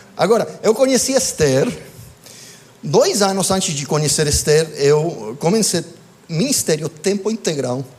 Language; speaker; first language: Portuguese; non-native, fluent; English